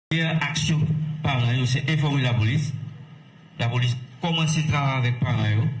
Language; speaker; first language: French; non-native, local second language; Haitian Creole